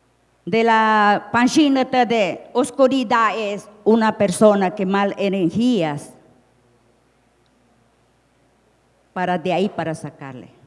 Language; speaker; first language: Spanish; non-native, local second language; Shipibo-Conibo